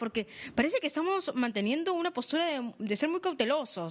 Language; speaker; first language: Spanish; native; Spanish